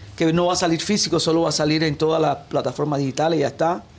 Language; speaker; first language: Spanish; native; Spanish